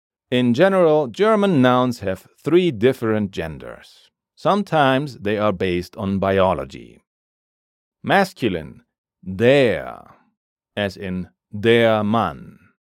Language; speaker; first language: English; non-native, fluent; German